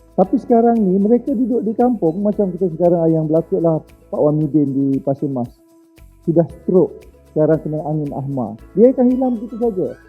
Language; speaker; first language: Malay; native; Malay